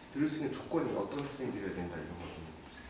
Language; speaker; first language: Korean; native; Korean